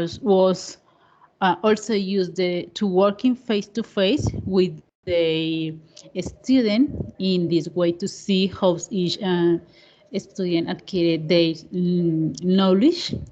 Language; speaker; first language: English; non-native, learner; Spanish